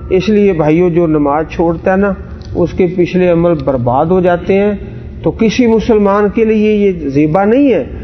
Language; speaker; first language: Urdu; non-native, local second language; Punjabi